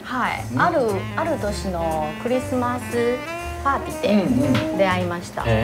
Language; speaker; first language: Japanese; non-native, learner; Chinese